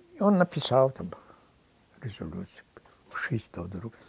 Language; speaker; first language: Russian; non-native, fluent; Polish